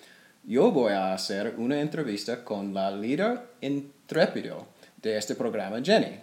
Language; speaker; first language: Spanish; non-native, learner; English